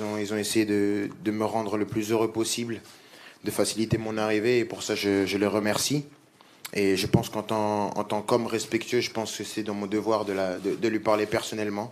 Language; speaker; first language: French; native; French